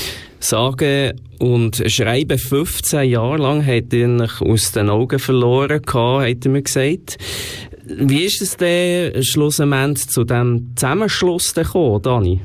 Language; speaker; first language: German; native; German